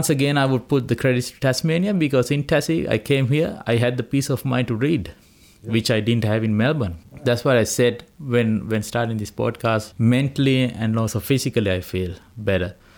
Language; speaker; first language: English; non-native, local second language; Sinhala